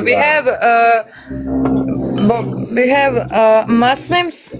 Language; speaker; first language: English; non-native, learner; Bosnian